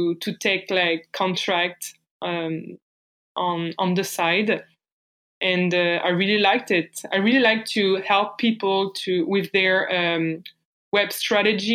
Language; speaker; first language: English; non-native, fluent; French